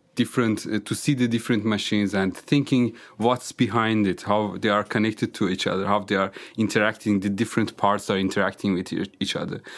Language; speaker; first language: English; non-native, fluent; Azerbaijani